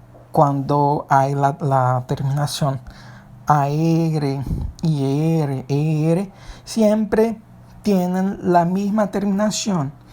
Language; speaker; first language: Spanish; non-native, fluent; Portuguese